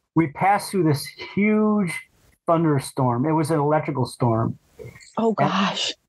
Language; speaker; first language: English; native; English